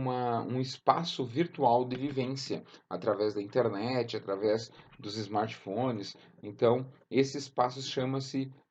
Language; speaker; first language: Portuguese; native; Portuguese